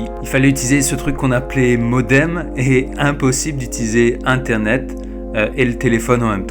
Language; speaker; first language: French; native; French